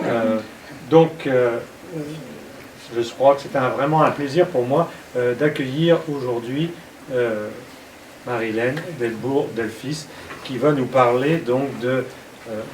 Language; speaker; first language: French; native; French